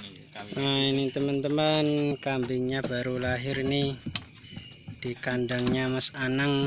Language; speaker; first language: Indonesian; native; Indonesian